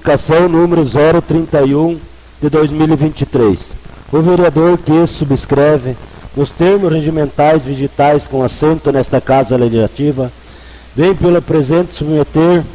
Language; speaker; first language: Portuguese; native; Portuguese